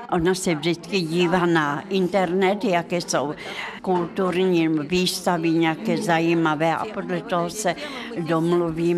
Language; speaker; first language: Czech; non-native, fluent; Russian